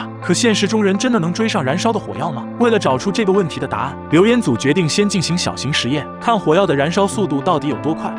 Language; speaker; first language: Chinese; native; Chinese